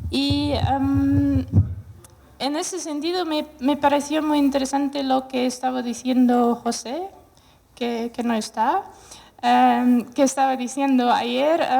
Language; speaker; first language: Spanish; non-native, fluent; Russian